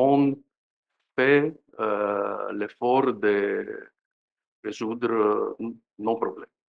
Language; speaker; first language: French; non-native, fluent; Greek